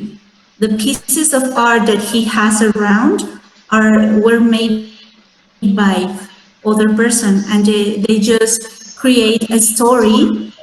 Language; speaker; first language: English; non-native, fluent; Spanish